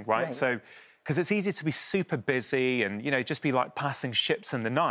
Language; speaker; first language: English; native; English